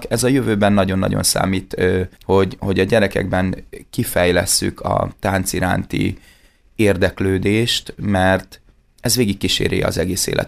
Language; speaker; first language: Hungarian; native; Hungarian